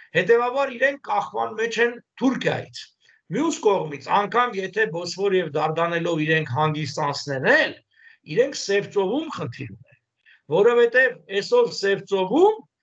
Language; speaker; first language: Armenian; native; Armenian